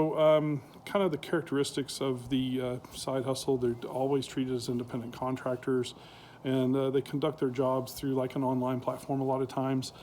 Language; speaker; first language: English; native; English